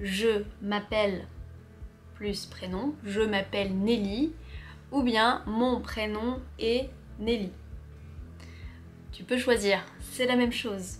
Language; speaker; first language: French; native; French